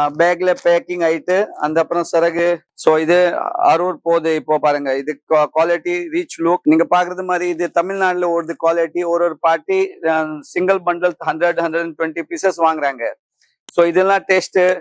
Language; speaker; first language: Tamil; non-native, fluent; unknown